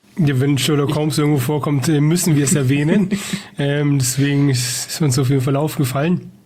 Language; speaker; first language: German; native; German